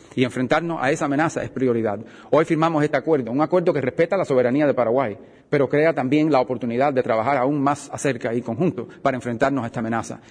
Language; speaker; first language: Spanish; early bilingual, heritage; Spanish